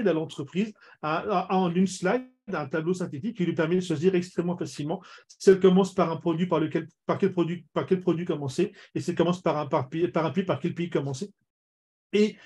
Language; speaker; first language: French; native; French